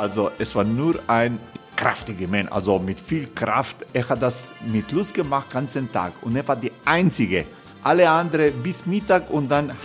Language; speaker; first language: German; non-native, fluent; Croatian